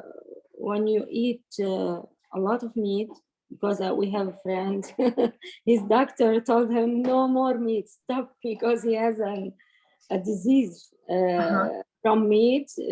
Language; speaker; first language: English; non-native, learner; Arabic